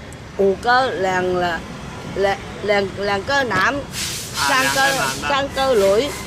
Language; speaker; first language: Chinese; non-native, fluent; English